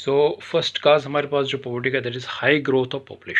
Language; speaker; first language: Hindi; non-native, local second language; Kashmiri